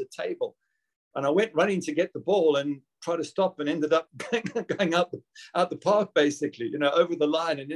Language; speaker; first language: English; native; English